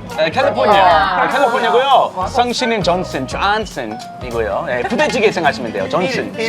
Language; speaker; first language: Korean; non-native, fluent; English